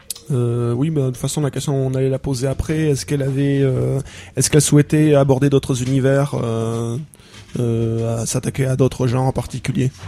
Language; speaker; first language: French; native; French